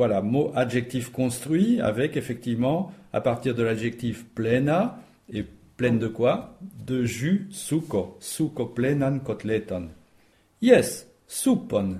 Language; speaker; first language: French; native; French